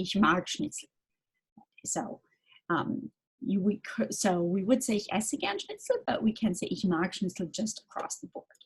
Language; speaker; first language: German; non-native, fluent; English